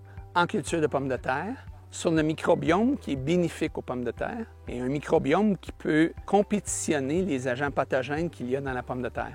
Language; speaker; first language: French; native; French